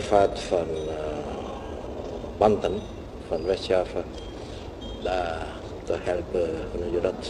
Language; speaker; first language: Dutch; non-native, local second language; Javanese